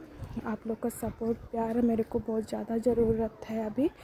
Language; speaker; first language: Hindi; non-native, local second language; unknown